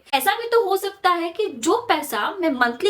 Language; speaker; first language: Hindi; native; Hindi